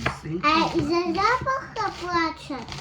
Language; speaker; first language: Russian; early bilingual, other home language; Armenian